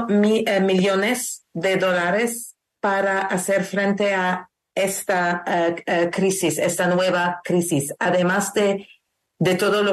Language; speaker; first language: Spanish; non-native, learner; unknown